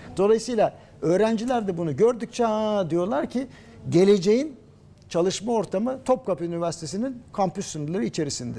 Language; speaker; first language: Turkish; native; Turkish